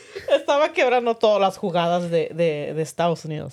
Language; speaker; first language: Spanish; early bilingual, heritage; Spanish